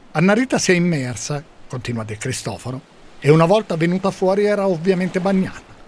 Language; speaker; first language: Italian; native; Italian